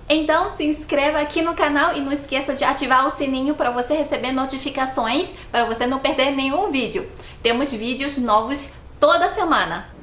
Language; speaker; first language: Portuguese; non-native, fluent; Chinese